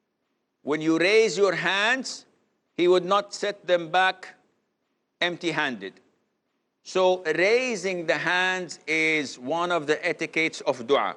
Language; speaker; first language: English; non-native, fluent; Arabic